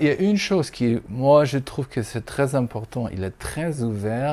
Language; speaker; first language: French; non-native, fluent; German